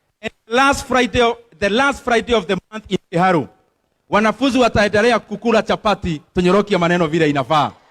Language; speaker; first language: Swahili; non-native, local second language; Kikuyu